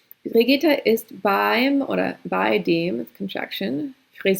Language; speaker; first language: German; non-native, fluent; English